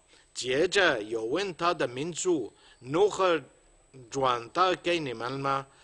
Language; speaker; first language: Chinese; non-native, fluent; Arabic